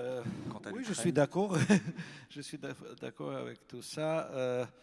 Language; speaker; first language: French; non-native, fluent; Russian